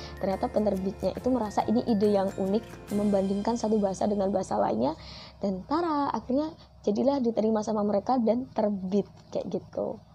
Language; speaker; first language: Indonesian; native; Indonesian